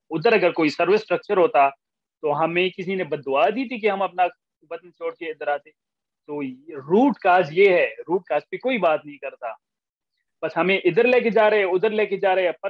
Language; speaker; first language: Urdu; non-native, local second language; Pashto